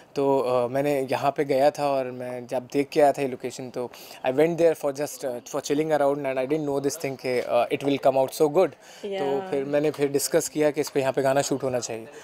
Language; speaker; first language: Hindi; native; Hindi